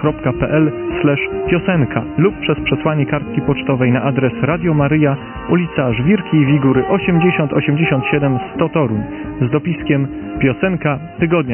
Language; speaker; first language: Polish; native; Polish